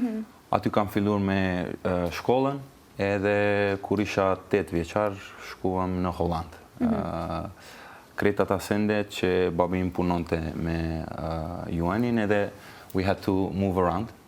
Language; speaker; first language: Albanian; non-native, learner; Turkish